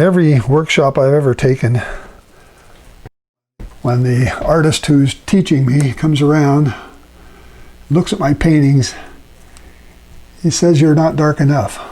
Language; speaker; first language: English; native; English